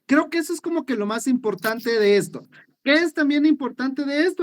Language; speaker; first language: Spanish; native; Spanish